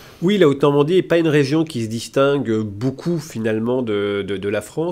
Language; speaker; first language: French; native; French